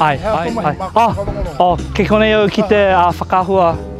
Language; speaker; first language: Māori; non-native, local second language; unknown